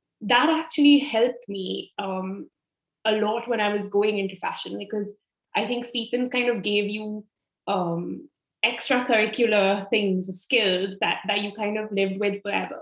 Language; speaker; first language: English; non-native, local second language; Hindi